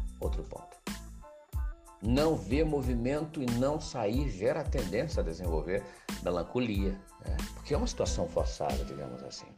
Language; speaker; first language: Portuguese; native; Portuguese